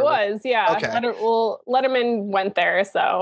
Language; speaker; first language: English; native; English